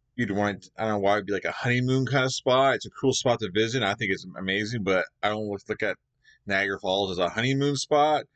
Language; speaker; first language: English; native; English